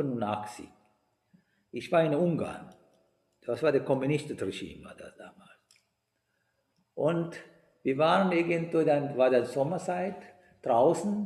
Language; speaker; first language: German; non-native, fluent; Sinhala